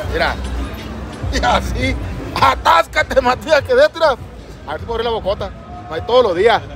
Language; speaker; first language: Spanish; native; Spanish